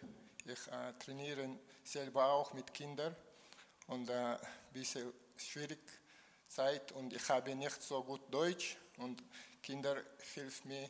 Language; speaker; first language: German; non-native, learner; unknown